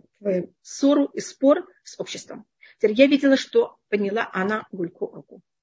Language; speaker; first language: Russian; native; Russian